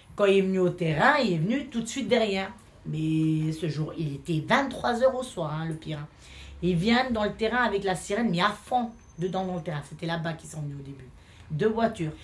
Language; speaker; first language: French; non-native, local second language; Romany